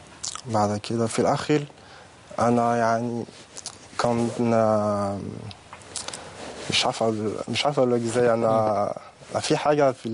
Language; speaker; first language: Arabic; non-native, learner; French